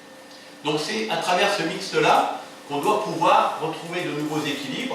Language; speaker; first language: French; native; French